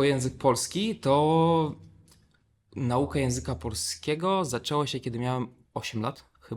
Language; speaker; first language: Polish; non-native, fluent; Belarusian